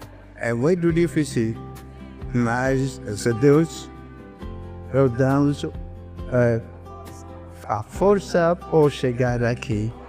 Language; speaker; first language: Portuguese; non-native, learner; Lingala